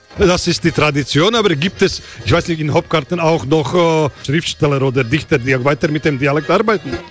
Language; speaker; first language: German; non-native, local second language; Slovak